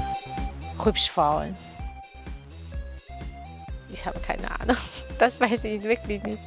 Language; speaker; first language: German; non-native, learner; Chinese